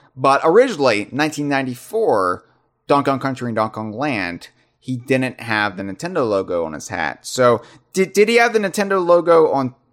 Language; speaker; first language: English; native; English